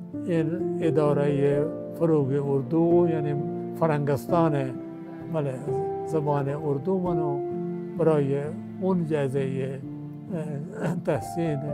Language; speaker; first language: Persian; non-native, fluent; Urdu